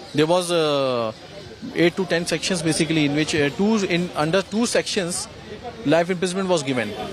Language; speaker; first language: English; non-native, local second language; Hindi